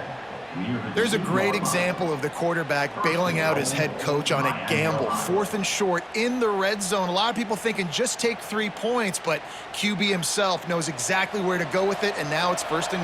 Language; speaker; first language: English; native; English